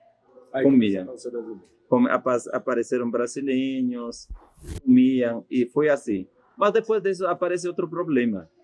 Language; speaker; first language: Portuguese; non-native, fluent; Spanish